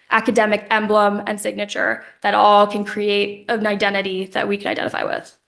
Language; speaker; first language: English; native; English